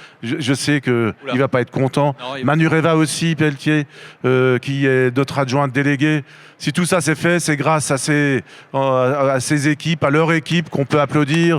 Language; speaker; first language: French; native; French